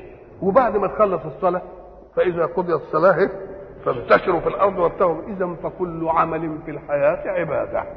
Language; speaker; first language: Arabic; native; Arabic